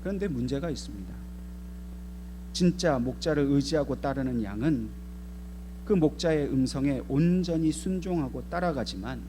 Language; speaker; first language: Korean; native; Korean